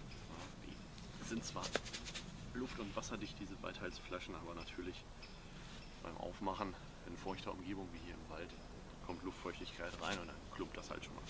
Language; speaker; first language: German; native; German